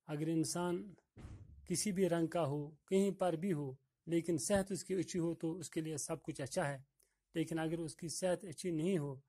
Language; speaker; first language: Urdu; non-native, local second language; Kashmiri